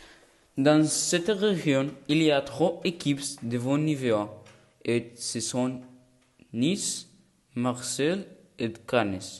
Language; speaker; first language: French; non-native, learner; Spanish